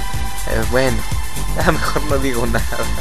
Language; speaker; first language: Spanish; native; Spanish